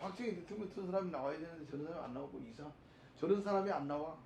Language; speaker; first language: Korean; native; Korean